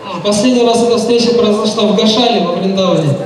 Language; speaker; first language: Russian; native; Russian